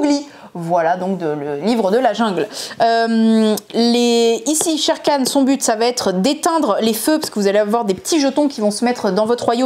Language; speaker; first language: French; native; French